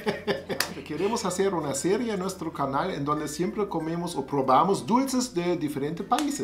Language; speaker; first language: Spanish; non-native, learner; German